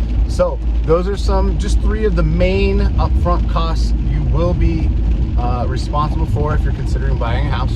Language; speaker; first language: English; native; English